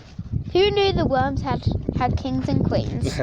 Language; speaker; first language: English; native; English